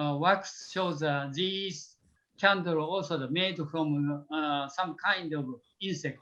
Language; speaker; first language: English; non-native, fluent; Japanese